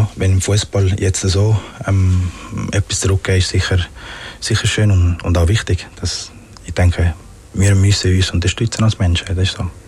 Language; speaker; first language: German; non-native, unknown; Spanish